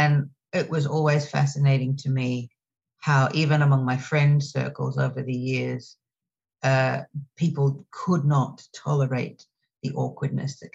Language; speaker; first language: English; native; English